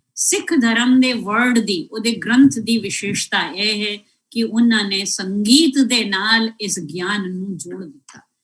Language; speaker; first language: Hindi; non-native, local second language; Punjabi